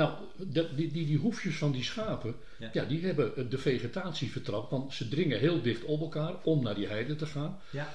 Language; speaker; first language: Dutch; native; Dutch